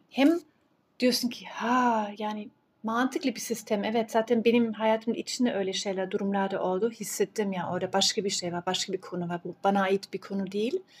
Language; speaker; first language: Turkish; early bilingual, heritage; Turkish